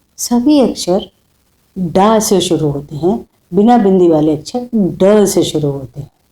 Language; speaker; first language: Hindi; native; Hindi